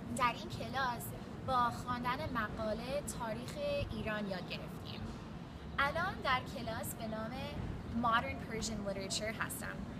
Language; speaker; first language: Persian; early bilingual, heritage; English